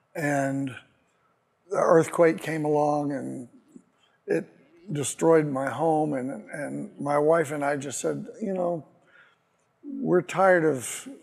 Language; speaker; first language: English; native; English